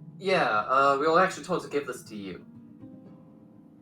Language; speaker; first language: English; native; English